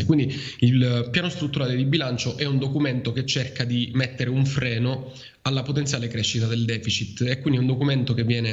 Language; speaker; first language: Italian; native; Italian